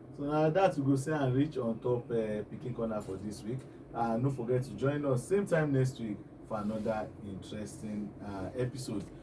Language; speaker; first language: Nigerian Pidgin; non-native, local second language; Yoruba